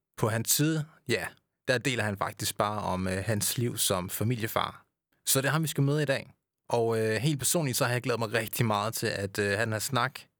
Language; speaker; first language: Danish; early bilingual, other home language; English